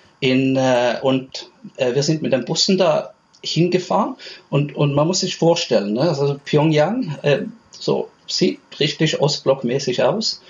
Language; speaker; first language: German; non-native, fluent; Norwegian